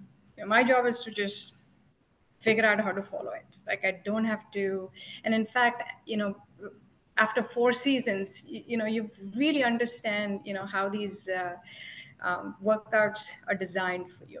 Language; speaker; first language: English; non-native, local second language; Telugu